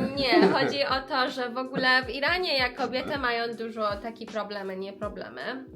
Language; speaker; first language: Polish; non-native, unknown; Persian